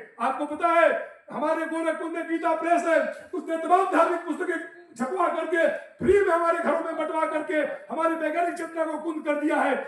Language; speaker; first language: Hindi; native; Hindi